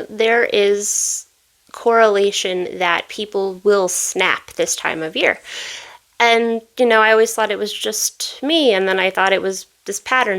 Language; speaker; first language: English; native; English